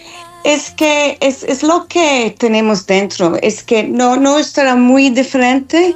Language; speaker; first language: Spanish; non-native, fluent; English